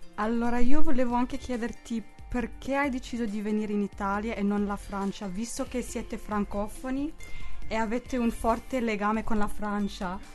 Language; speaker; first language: Italian; non-native, fluent; English